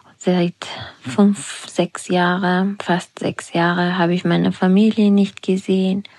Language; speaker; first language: German; non-native, learner; Persian